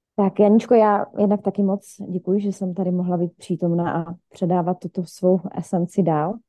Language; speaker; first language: Czech; native; Czech